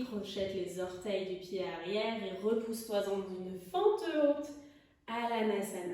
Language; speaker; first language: French; native; French